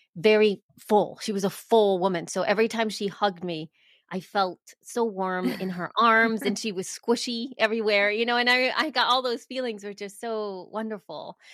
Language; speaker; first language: English; early bilingual, other home language; Spanish